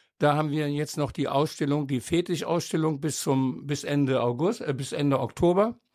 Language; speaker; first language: German; native; German